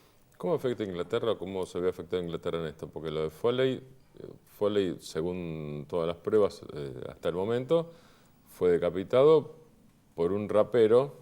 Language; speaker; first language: Spanish; native; Spanish